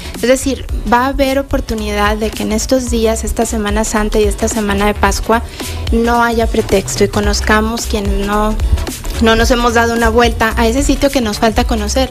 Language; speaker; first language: Spanish; native; Spanish